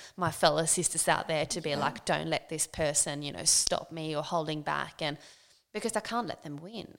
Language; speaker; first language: English; non-native, fluent; Swedish